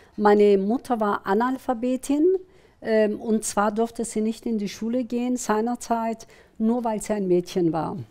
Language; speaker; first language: German; early bilingual, other home language; Kurdish